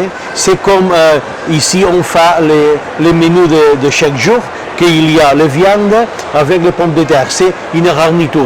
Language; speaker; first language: French; non-native, learner; Catalan